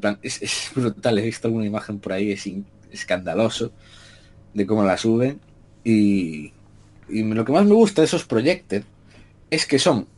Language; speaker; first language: Spanish; native; Spanish